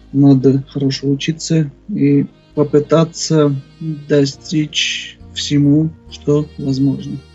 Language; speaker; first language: Russian; non-native, fluent; Armenian